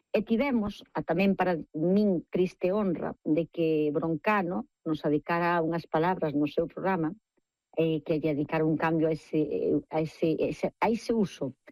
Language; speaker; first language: Galician; native; Galician